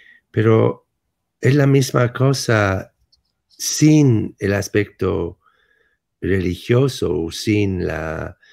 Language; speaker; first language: Spanish; non-native, fluent; English